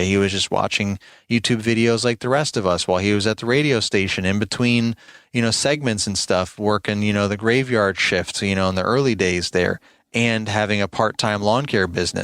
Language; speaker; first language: English; native; English